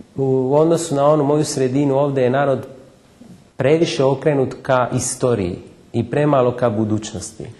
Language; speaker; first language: Croatian; non-native, fluent; Italian